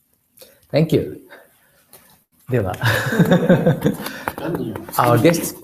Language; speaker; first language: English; non-native, fluent; Japanese